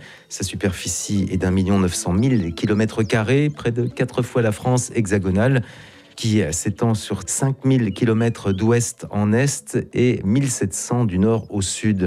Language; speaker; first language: French; native; French